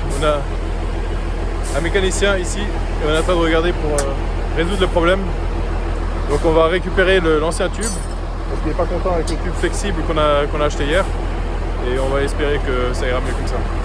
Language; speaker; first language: French; native; French